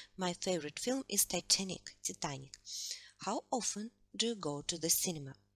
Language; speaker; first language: English; non-native, fluent; Russian